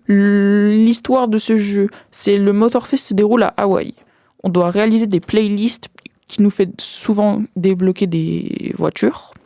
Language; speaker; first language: French; native; French